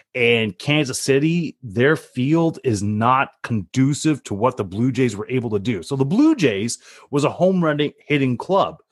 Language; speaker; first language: English; native; English